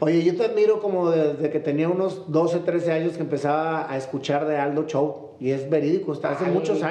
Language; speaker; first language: Spanish; native; Spanish